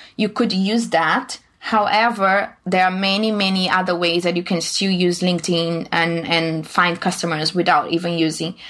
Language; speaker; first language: English; non-native, fluent; Portuguese